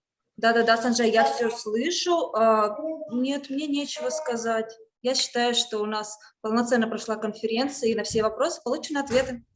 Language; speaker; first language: Russian; native; Russian